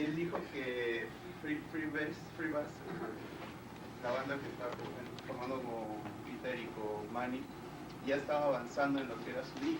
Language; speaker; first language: Spanish; native; Spanish